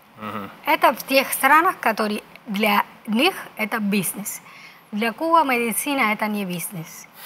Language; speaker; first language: Russian; non-native, fluent; Spanish